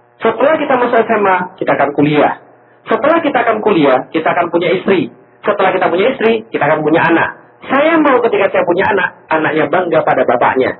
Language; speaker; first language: Indonesian; native; Indonesian